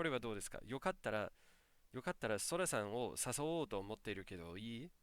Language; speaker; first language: Japanese; non-native, fluent; English